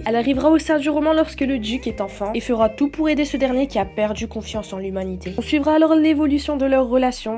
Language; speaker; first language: French; native; French